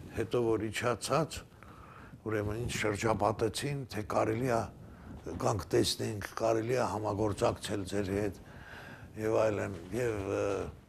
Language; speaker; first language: Armenian; native; Armenian